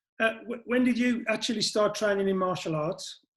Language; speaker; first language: English; native; English